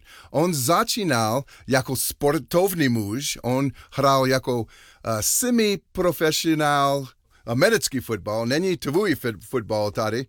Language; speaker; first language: Czech; non-native, learner; English